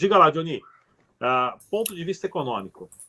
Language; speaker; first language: Portuguese; native; Portuguese